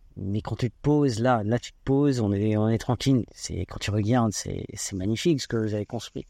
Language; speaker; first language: French; native; French